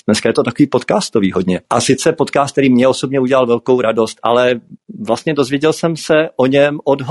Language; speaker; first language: Czech; native; Czech